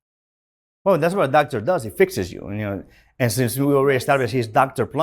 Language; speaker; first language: English; native; English